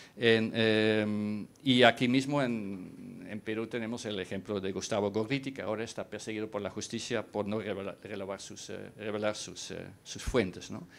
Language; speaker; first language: Spanish; non-native, fluent; Dutch